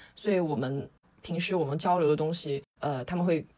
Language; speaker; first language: Chinese; native; Chinese